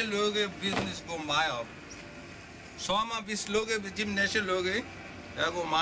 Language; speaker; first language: Danish; non-native, learner; Bangla